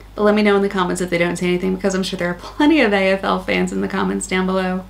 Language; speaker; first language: English; native; English